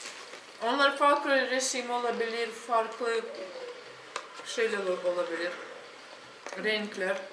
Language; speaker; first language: Turkish; non-native, fluent; Russian